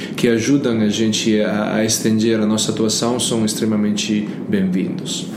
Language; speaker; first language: Portuguese; non-native, fluent; Italian